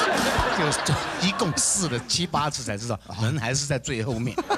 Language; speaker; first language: Chinese; native; Chinese